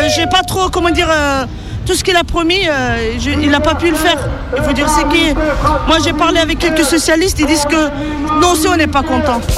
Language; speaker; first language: French; non-native, fluent; Kurdish